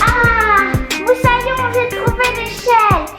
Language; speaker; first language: French; native; French